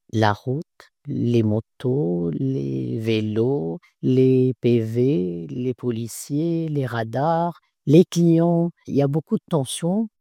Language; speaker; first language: French; non-native, local second language; Arabic